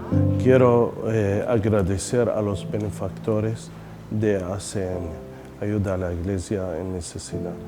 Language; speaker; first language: Spanish; non-native, fluent; Arabic